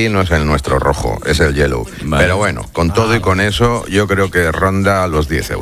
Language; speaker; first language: Spanish; native; Spanish